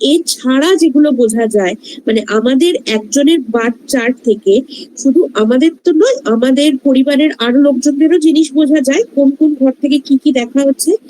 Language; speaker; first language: Bangla; non-native, local second language; Hindi